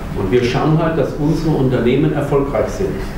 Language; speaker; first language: German; native; German